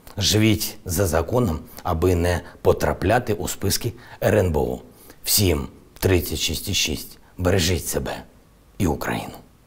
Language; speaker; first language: Ukrainian; non-native, local second language; Russian